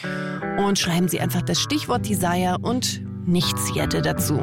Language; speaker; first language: German; native; German